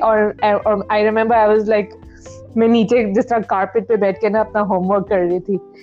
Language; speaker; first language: English; non-native, local second language; Urdu